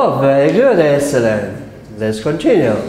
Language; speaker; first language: English; non-native, fluent; Spanish